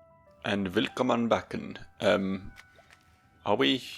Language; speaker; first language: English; native; English